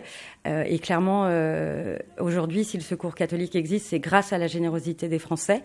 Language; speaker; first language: French; native; French